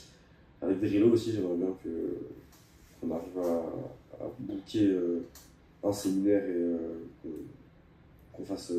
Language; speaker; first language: French; native; French